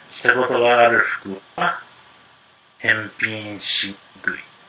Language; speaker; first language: Japanese; non-native, fluent; English